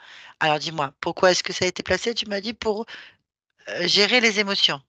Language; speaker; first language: French; native; French